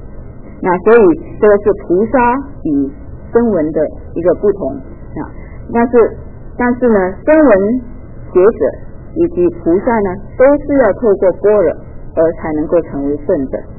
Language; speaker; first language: Chinese; native; Chinese